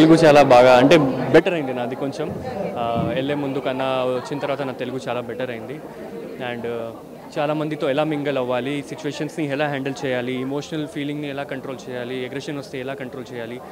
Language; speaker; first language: Telugu; non-native, local second language; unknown